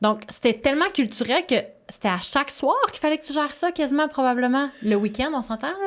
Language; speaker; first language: French; native; French